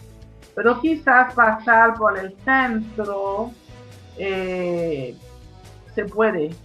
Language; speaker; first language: Spanish; non-native, fluent; Haitian Creole